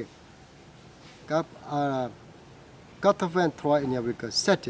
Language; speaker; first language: French; non-native, fluent; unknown